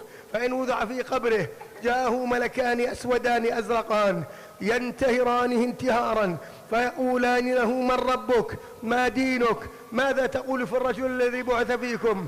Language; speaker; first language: Arabic; native; Arabic